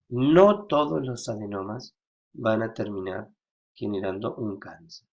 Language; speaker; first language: Spanish; native; Spanish